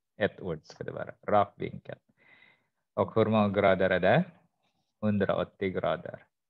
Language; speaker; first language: Swedish; non-native, fluent; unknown